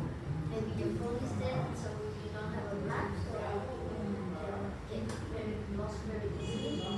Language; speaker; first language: English; non-native, learner; Vietnamese